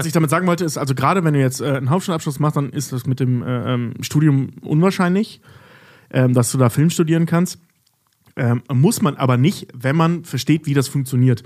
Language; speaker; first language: German; native; German